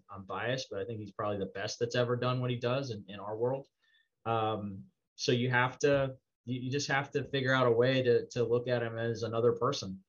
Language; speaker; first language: English; native; English